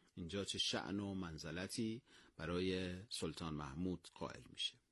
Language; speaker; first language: Persian; native; Persian